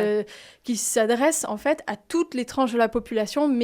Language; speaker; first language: French; native; French